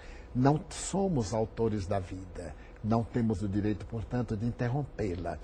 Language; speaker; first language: Portuguese; native; Portuguese